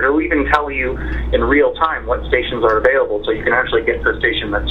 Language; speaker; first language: English; native; English